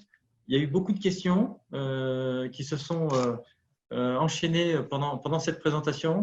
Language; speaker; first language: French; native; French